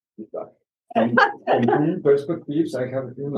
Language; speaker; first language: English; non-native, fluent; Spanish